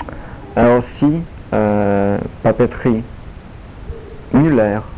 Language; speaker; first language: French; non-native, learner; Polish